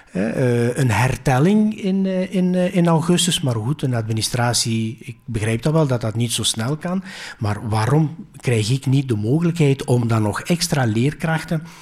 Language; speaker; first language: Dutch; early bilingual, other home language; Greek